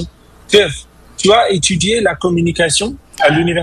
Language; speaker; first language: French; non-native, fluent; English